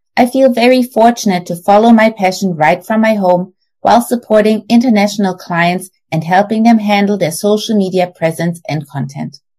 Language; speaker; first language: English; non-native, fluent; German